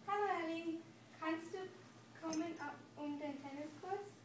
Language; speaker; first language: German; non-native, learner; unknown